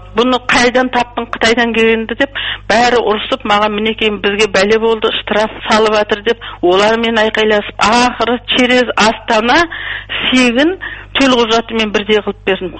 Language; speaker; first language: Kazakh; early bilingual, heritage; Kazakh